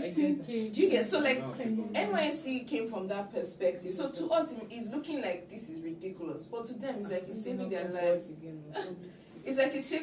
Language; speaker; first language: English; non-native, local second language; Yoruba